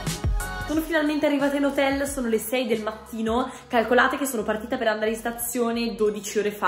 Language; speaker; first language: Italian; native; Italian